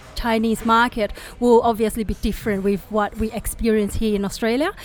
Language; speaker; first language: English; non-native, fluent; Indonesian